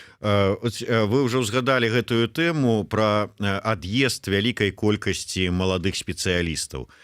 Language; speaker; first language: Belarusian; native; Belarusian